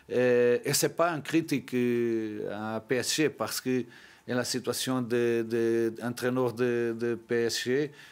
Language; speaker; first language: French; non-native, learner; Portuguese